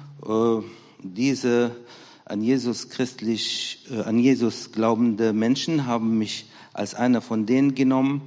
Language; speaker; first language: German; non-native, fluent; Arabic